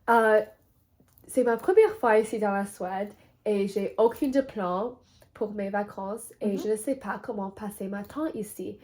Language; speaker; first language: French; non-native, learner; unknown